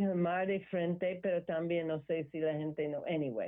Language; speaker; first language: Spanish; non-native, learner; English